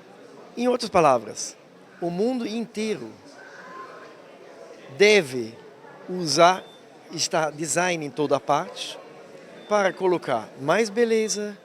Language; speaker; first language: Portuguese; non-native, fluent; German